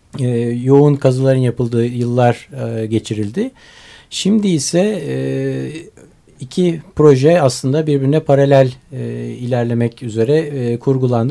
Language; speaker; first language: Turkish; native; Turkish